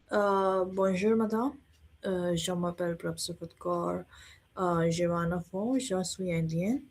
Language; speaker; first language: French; non-native, learner; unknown